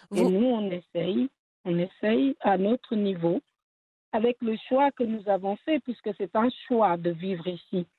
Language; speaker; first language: French; non-native, local second language; Wolof